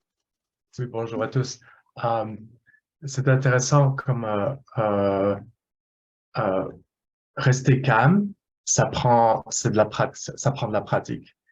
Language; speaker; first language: French; non-native, fluent; English